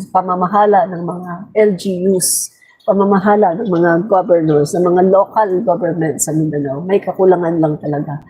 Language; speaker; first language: Filipino; non-native, local second language; Cebuano